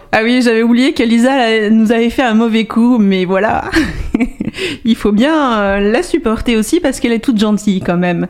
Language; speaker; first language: French; native; French